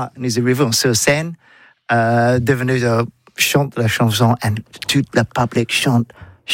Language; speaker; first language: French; non-native, learner; English